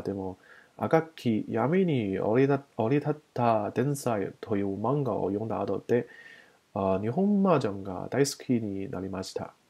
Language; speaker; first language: Japanese; non-native, learner; Chinese